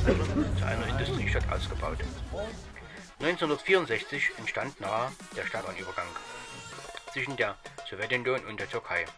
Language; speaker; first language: German; native; German